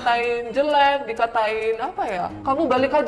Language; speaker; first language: Indonesian; early bilingual, other home language; Korean